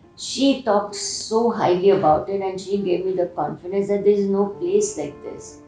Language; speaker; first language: English; non-native, local second language; Hindi